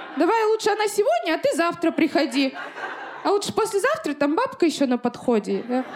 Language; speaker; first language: Russian; native; Russian